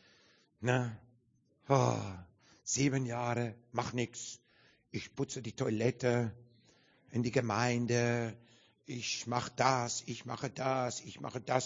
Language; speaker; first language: German; non-native, learner; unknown